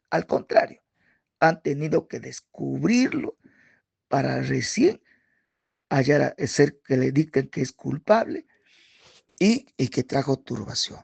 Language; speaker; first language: Spanish; native; Spanish